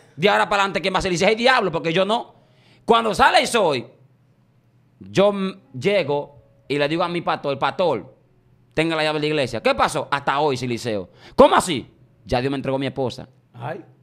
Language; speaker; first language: Spanish; native; Spanish